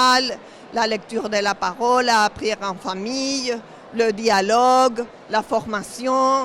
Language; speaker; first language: French; non-native, fluent; Spanish